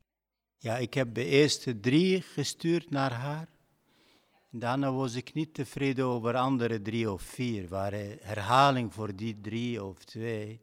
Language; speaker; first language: Dutch; non-native, fluent; Arabic